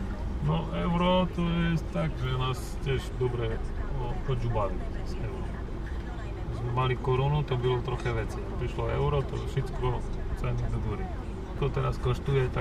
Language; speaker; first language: Polish; non-native, learner; Slovak